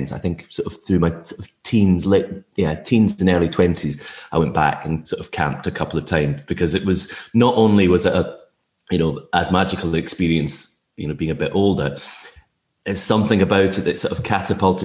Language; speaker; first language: English; native; English